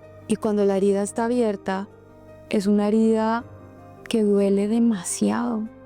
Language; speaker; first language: Spanish; native; Spanish